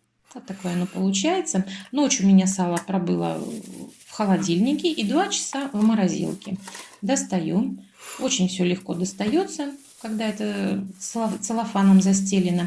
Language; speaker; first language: Russian; native; Russian